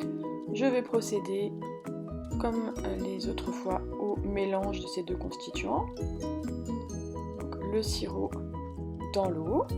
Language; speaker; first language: French; native; French